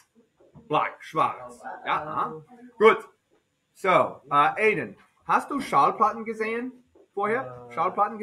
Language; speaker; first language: German; non-native, fluent; English